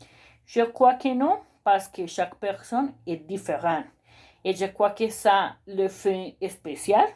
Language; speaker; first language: French; non-native, learner; Spanish